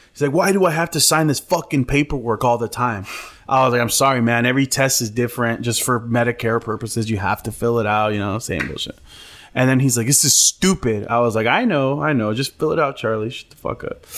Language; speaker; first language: English; early bilingual, other home language; Spanish